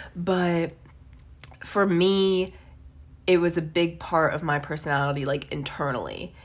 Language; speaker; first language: English; native; English